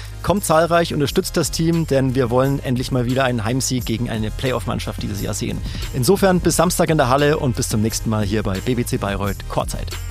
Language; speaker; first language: German; native; German